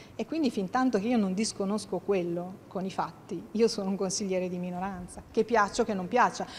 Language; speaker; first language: Italian; native; Italian